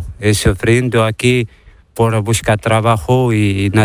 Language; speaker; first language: Spanish; non-native, learner; Arabic